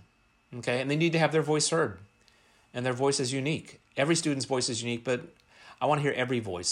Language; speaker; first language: English; native; English